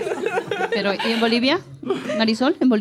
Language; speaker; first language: Spanish; native; Spanish